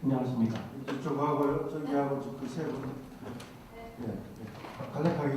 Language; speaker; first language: Korean; native; Korean